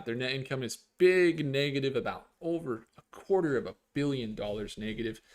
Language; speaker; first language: English; native; English